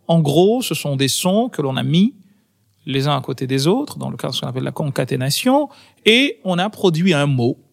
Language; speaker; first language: French; non-native, local second language; Ngazidja Comorian